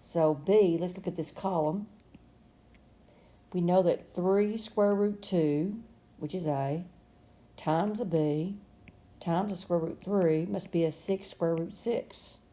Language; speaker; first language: English; native; English